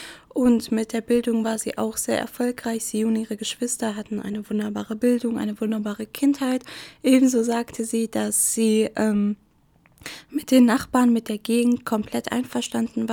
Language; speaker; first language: German; early bilingual, other home language; Arabic